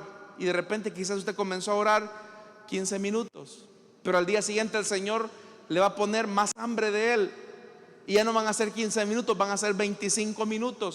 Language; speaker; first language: Spanish; native; Spanish